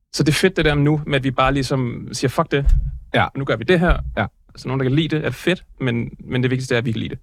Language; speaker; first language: Danish; native; Danish